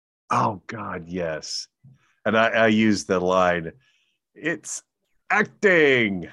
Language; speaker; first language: English; native; English